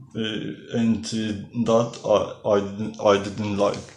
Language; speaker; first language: English; non-native, learner; Polish